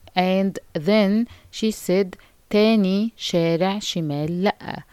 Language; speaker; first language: English; non-native, fluent; Arabic